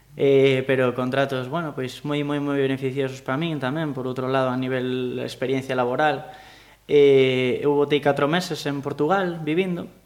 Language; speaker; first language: Galician; native; Galician